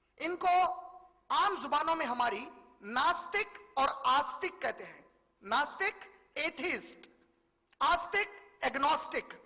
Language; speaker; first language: Urdu; native; Urdu